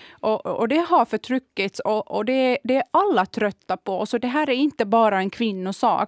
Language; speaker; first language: Swedish; non-native, fluent; Kurdish